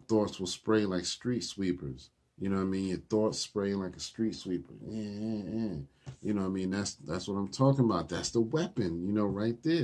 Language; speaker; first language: English; native; English